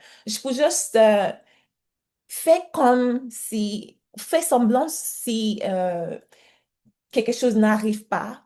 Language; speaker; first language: French; non-native, learner; English